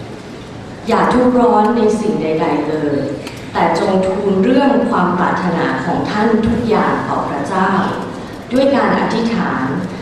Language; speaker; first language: Thai; early bilingual, other home language; English